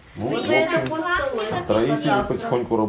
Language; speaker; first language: Russian; native; Russian